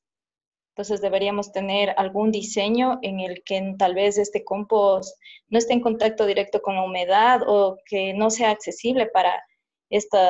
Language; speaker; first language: Spanish; native; Spanish